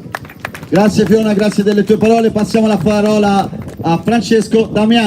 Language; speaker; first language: Italian; native; Italian